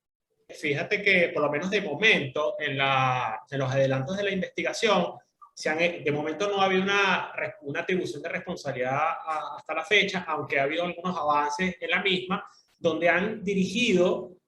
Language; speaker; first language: Spanish; native; Spanish